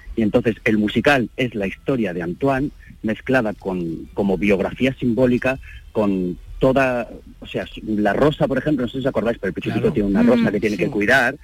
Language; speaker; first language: Spanish; native; Spanish